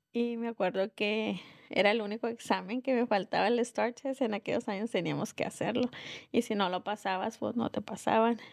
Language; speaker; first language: Spanish; native; Spanish